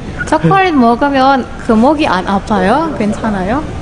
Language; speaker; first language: Korean; non-native, fluent; Indonesian